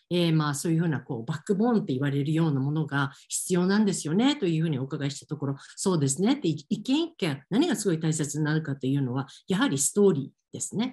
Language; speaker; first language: Japanese; native; Japanese